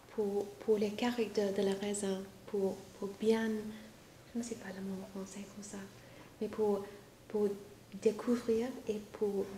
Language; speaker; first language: French; non-native, fluent; English